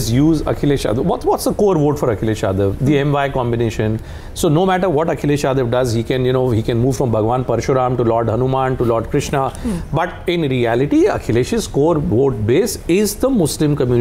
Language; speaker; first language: English; non-native, local second language; Hindi